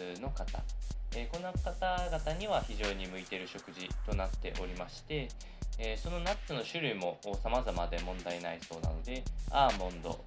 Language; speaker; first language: Japanese; native; Japanese